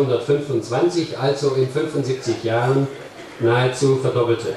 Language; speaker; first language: German; native; German